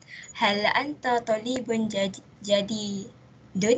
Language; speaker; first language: Arabic; non-native, learner; Malay